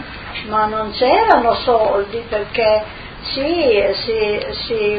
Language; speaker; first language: Italian; non-native, local second language; Slovenian